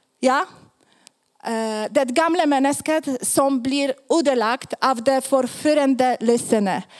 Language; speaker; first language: Swedish; non-native, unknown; Polish